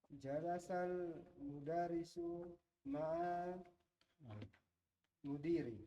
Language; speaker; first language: Arabic; non-native, learner; Indonesian